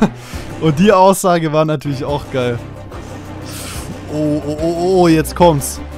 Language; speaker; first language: German; native; German